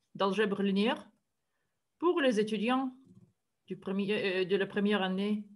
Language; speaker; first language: French; non-native, fluent; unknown